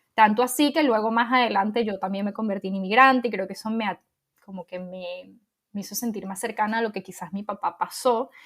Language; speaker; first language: Spanish; native; Spanish